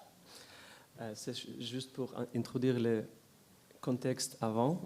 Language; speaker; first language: French; non-native, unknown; Ukrainian